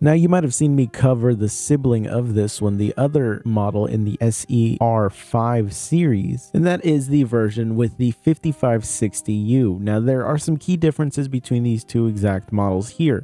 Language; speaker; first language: English; native; English